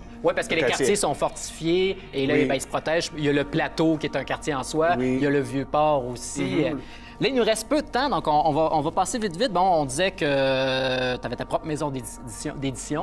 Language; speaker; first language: French; native; French